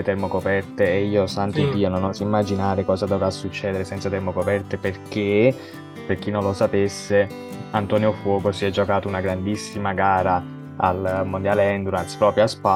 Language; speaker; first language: Italian; native; Italian